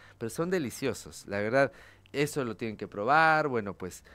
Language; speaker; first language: Spanish; native; Spanish